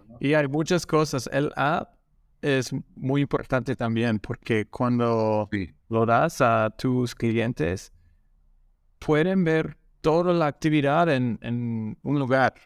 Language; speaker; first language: Spanish; non-native, learner; English